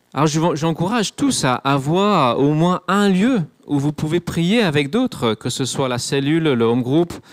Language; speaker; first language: French; non-native, fluent; English